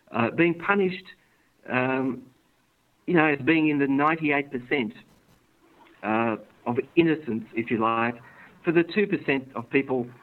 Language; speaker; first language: English; native; English